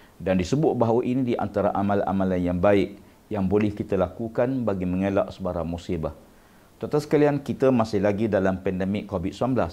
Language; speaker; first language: Malay; native; Malay